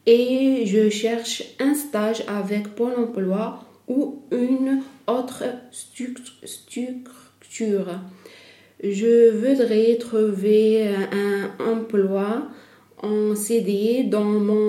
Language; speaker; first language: French; non-native, learner; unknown